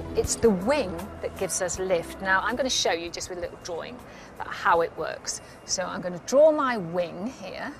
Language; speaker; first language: English; native; English